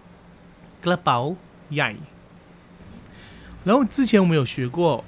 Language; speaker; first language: Chinese; early bilingual, heritage; Chinese